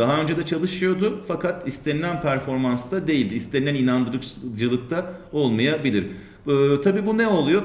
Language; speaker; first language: Turkish; native; Turkish